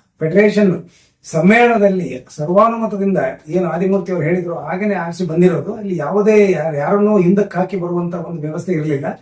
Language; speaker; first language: Kannada; native; Kannada